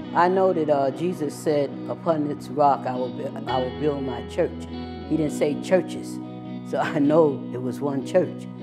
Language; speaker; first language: English; native; English